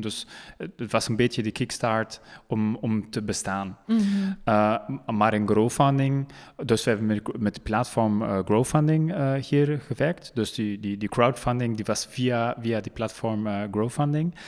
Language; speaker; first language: Dutch; non-native, local second language; French